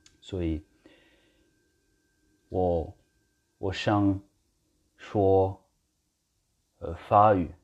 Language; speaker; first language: Chinese; non-native, learner; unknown